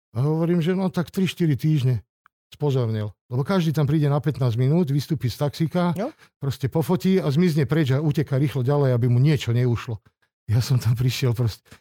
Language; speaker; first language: Slovak; non-native, local second language; Hungarian